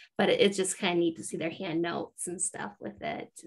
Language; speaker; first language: English; native; English